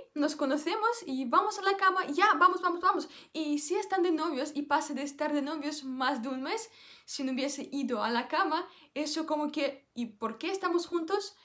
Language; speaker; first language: Spanish; non-native, fluent; Russian